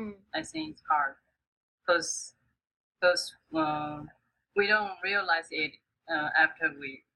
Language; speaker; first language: English; non-native, fluent; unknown